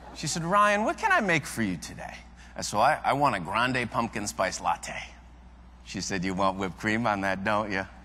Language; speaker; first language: English; native; English